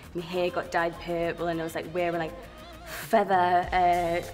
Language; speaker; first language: English; native; English